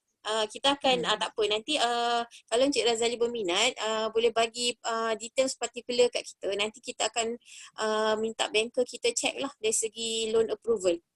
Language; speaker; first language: Malay; native; Malay